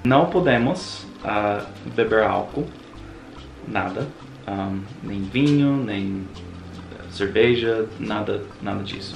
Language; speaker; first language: Portuguese; non-native, fluent; English